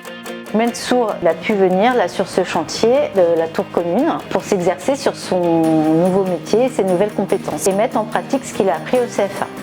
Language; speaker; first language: French; native; French